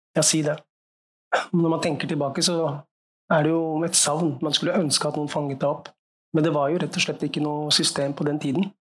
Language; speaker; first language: Norwegian; early bilingual, other home language; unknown